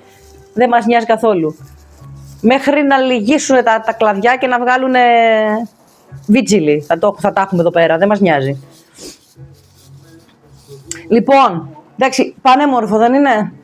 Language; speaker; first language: Greek; native; Greek